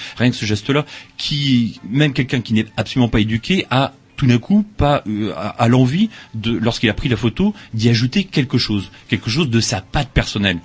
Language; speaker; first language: French; native; French